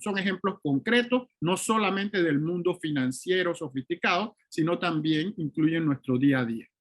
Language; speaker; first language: Spanish; native; Spanish